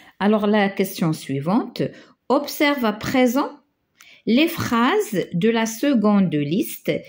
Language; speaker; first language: French; non-native, local second language; Arabic